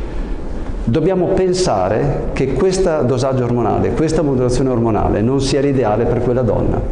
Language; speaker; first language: Italian; native; Italian